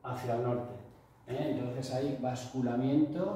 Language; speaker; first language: Spanish; native; Spanish